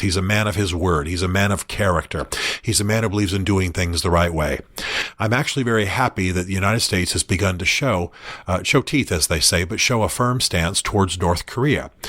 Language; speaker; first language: English; native; English